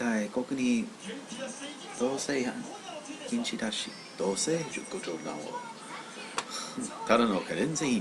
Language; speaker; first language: Japanese; non-native, learner; English